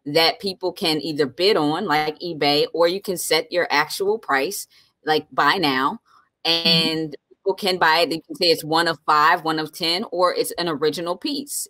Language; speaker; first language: English; native; English